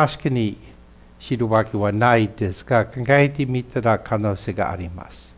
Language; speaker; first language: Japanese; non-native, fluent; English